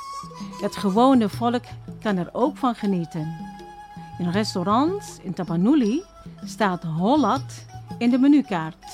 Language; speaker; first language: Dutch; non-native, fluent; Indonesian